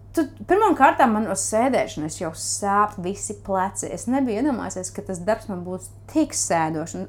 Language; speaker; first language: Latvian; native; Latvian